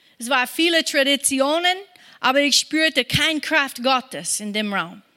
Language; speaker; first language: German; non-native, fluent; English